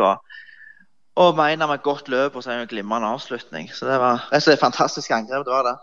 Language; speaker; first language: Norwegian; native; Norwegian